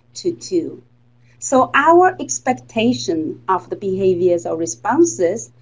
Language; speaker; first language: English; non-native, fluent; Chinese